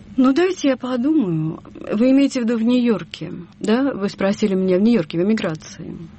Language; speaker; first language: Russian; native; Russian